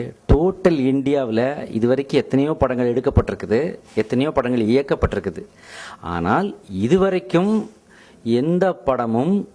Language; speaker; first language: Tamil; native; Tamil